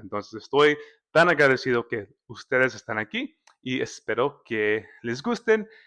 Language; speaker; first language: Spanish; early bilingual, heritage; Spanish